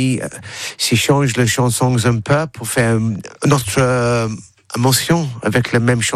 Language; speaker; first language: French; non-native, learner; English